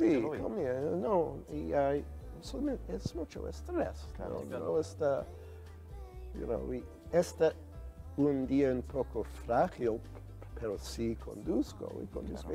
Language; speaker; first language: Spanish; non-native, learner; English